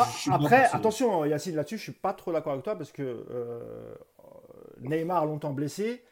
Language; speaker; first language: French; native; French